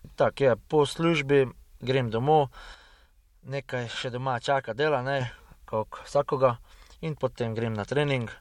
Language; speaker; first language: Slovenian; early bilingual, heritage; Hungarian